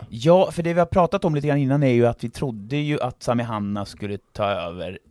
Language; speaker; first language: Swedish; native; Swedish